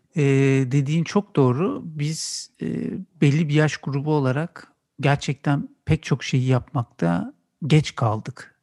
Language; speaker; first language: Turkish; native; Turkish